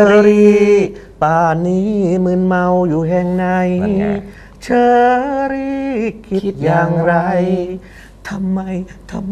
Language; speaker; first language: Thai; native; Thai